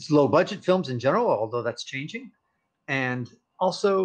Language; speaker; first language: English; native; English